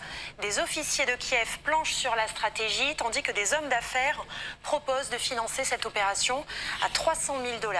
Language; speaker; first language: French; native; French